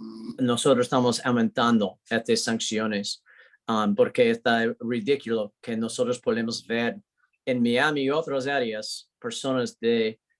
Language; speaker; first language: Spanish; non-native, learner; English